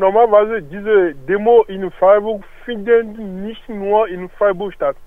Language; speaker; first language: German; non-native, learner; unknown